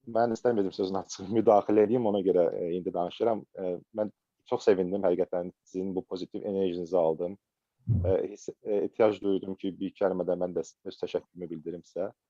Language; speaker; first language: Azerbaijani; native; Azerbaijani